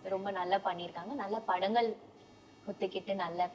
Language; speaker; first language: Tamil; non-native, fluent; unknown